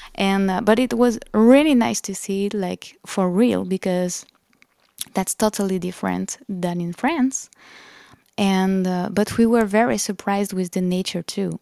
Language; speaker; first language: English; non-native, fluent; French